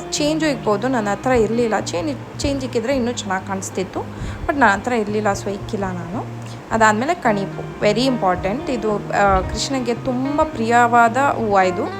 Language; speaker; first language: Kannada; non-native, local second language; Malayalam